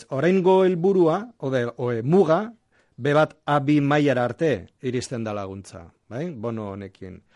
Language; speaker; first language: Basque; non-native, local second language; Spanish